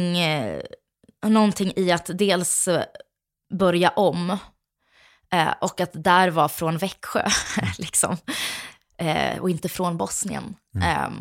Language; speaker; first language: Swedish; native; Swedish